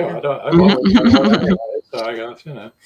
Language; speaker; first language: English; native; English